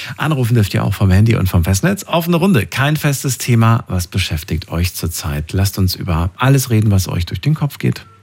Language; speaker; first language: German; native; German